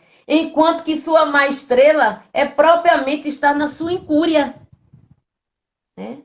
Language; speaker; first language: Portuguese; native; Portuguese